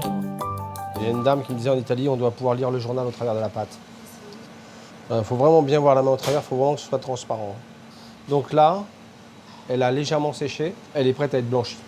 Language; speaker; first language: French; native; French